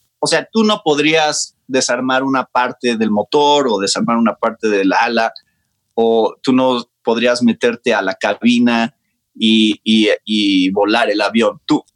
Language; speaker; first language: Spanish; native; Spanish